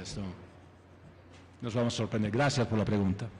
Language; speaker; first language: Spanish; non-native, fluent; Italian